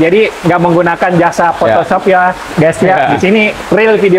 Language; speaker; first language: Indonesian; native; Indonesian